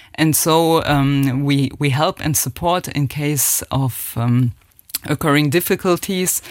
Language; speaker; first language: English; non-native, fluent; German